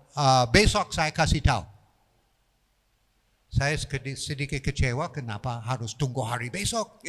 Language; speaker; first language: Indonesian; non-native, fluent; English